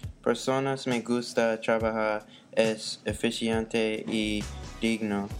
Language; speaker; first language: Spanish; non-native, learner; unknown